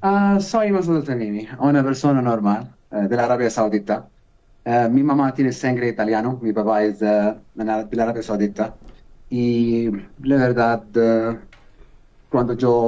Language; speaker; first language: Spanish; non-native, learner; Arabic